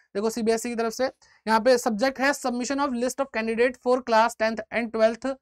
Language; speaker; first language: Hindi; native; Hindi